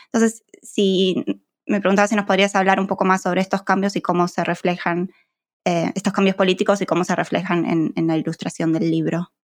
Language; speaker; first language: Spanish; native; Spanish